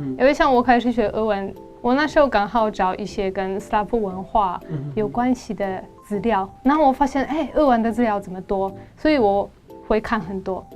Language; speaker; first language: Chinese; non-native, fluent; Polish